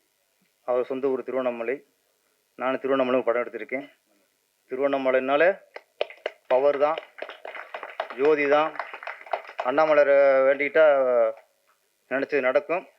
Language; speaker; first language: Tamil; native; Tamil